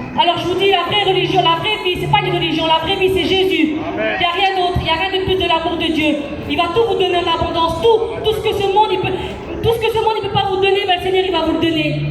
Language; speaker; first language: French; early bilingual, other home language; Chinese